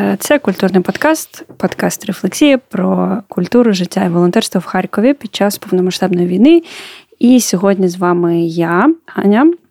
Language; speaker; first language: Ukrainian; non-native, local second language; Russian